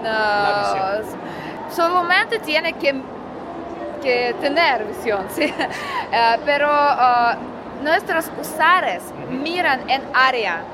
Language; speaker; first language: Spanish; non-native, learner; Russian